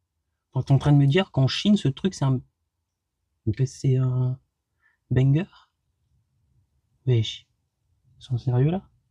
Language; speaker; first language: French; native; French